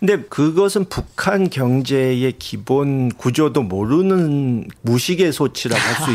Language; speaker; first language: Korean; native; Korean